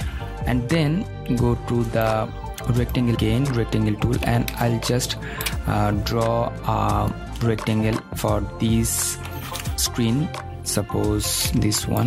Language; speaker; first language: English; non-native, fluent; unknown